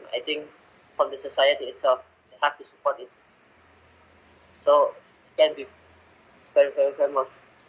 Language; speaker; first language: English; non-native, learner; Indonesian